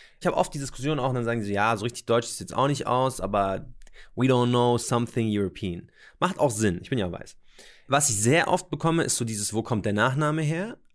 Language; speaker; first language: German; native; German